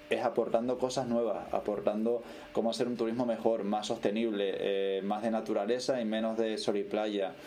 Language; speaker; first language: Spanish; native; Spanish